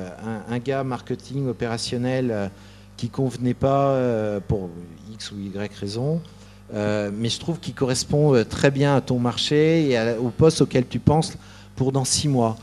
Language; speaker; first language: French; native; French